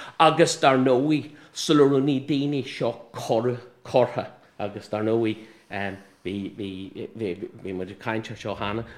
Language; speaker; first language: Irish; non-native, local second language; English